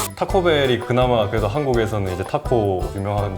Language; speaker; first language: Korean; native; Korean